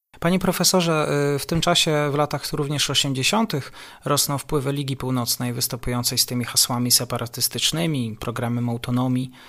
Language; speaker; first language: Polish; native; Polish